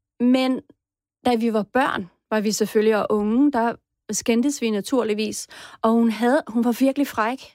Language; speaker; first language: Danish; native; Danish